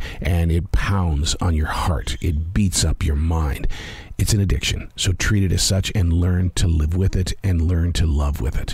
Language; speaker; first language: English; native; English